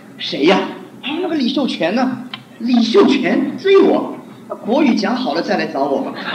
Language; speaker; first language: Chinese; non-native, local second language; Hakka Chinese